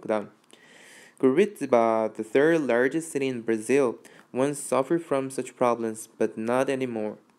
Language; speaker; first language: English; non-native, fluent; Korean